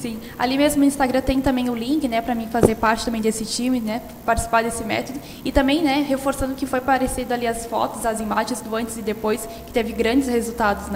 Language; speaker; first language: Portuguese; native; Portuguese